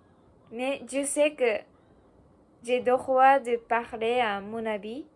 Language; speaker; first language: French; non-native, learner; Japanese